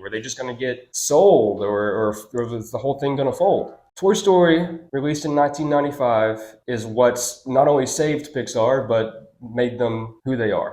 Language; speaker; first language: English; native; English